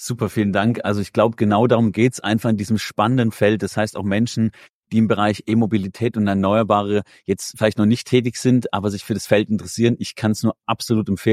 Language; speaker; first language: German; native; German